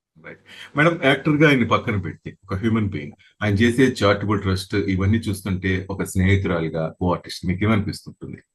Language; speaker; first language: Telugu; native; Telugu